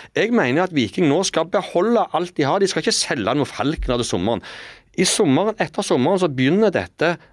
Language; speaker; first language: Norwegian; native; Norwegian